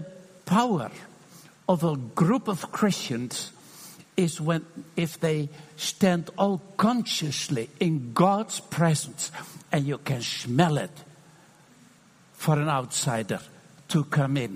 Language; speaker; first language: English; non-native, fluent; Dutch